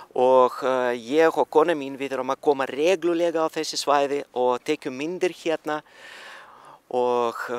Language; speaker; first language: Icelandic; non-native, learner; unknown